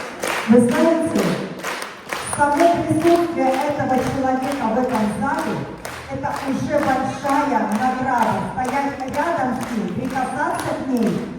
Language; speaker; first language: Russian; native; Russian